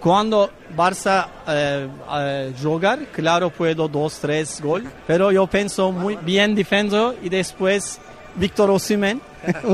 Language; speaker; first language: Spanish; non-native, learner; Turkish